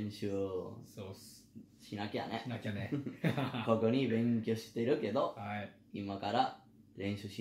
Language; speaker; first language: Japanese; non-native, learner; Spanish